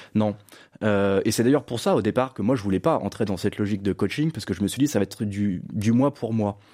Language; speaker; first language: French; native; French